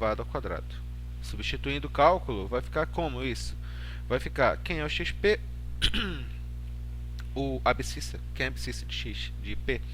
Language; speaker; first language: Portuguese; native; Portuguese